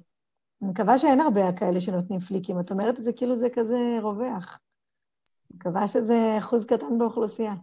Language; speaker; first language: Hebrew; native; Hebrew